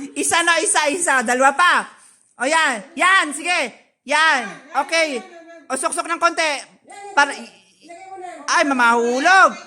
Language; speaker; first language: Filipino; non-native, local second language; Cebuano